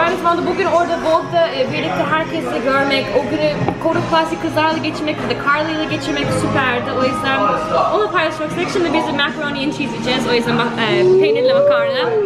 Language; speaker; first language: Turkish; early bilingual, heritage; Turkish